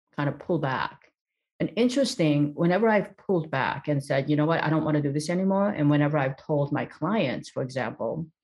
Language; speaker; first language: English; early bilingual, other home language; Korean